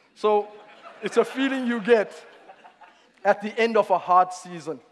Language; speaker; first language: English; native; English